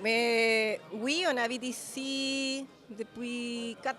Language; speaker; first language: French; non-native, fluent; Spanish